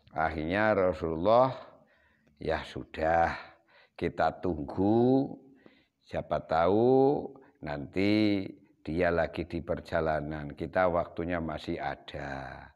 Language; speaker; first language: Indonesian; non-native, local second language; Javanese